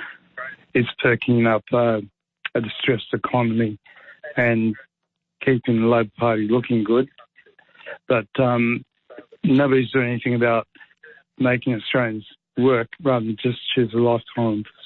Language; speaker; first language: English; native; English